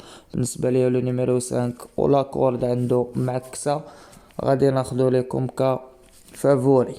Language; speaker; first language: Arabic; native; Arabic